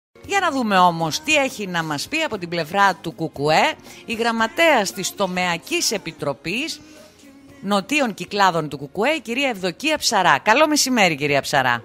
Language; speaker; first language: Greek; native; Greek